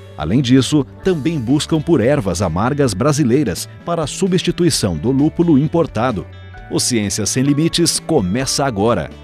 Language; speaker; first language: Portuguese; native; Portuguese